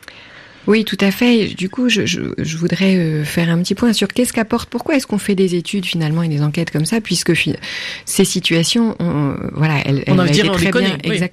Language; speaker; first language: French; native; French